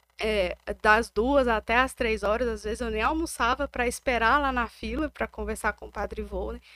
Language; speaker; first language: Portuguese; native; Portuguese